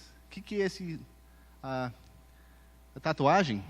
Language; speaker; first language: Portuguese; early bilingual, heritage; Portuguese